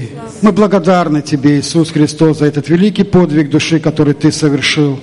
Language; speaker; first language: Russian; native; Russian